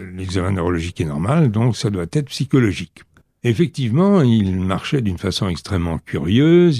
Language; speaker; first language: French; native; French